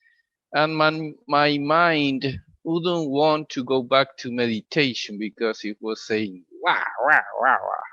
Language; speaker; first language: English; non-native, fluent; Spanish